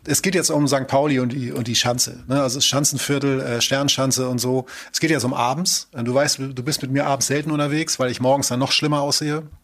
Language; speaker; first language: German; native; German